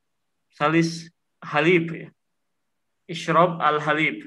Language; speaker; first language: Arabic; non-native, fluent; Indonesian